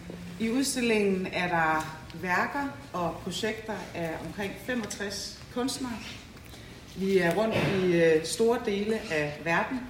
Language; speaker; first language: Danish; native; Danish